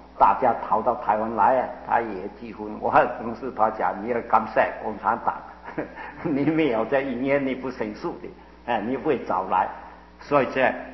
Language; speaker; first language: Chinese; non-native, local second language; Cantonese